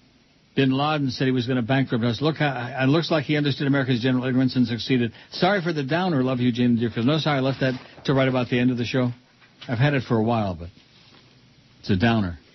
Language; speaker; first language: English; native; English